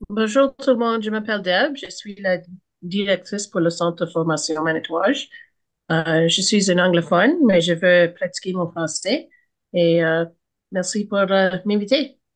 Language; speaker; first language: French; non-native, local second language; English